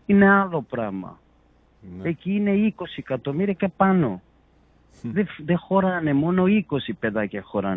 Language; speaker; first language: Greek; non-native, fluent; Portuguese